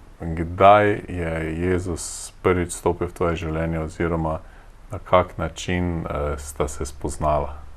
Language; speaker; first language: Slovenian; native; Slovenian